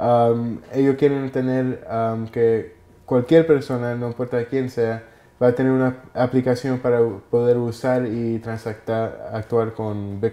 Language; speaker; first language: Spanish; early bilingual, heritage; Spanish